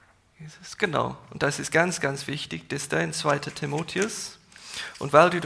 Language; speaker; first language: German; non-native, fluent; English